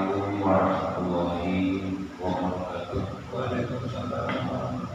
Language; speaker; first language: Indonesian; non-native, local second language; Javanese